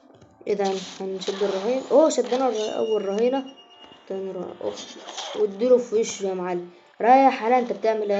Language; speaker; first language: Arabic; native; Arabic